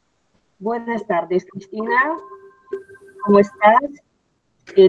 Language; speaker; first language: Spanish; native; Spanish